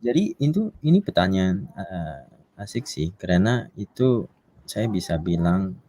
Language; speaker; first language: Indonesian; non-native, fluent; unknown